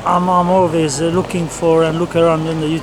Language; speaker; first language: English; non-native, learner; Hungarian